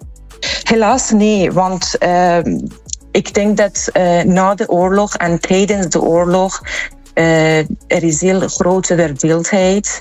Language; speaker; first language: Dutch; non-native, fluent; Persian